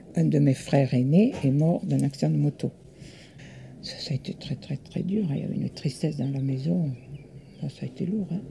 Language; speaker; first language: French; early bilingual, other home language; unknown